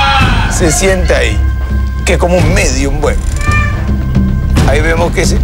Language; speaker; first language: Spanish; native; Spanish